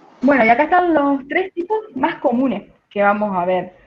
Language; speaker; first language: Spanish; native; Spanish